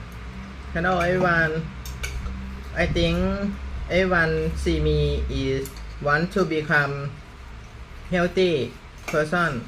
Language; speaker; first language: English; non-native, learner; Thai